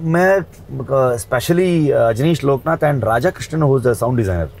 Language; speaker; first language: Hindi; non-native, local second language; Kannada